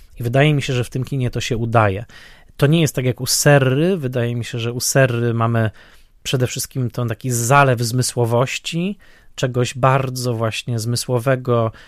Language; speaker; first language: Polish; native; Polish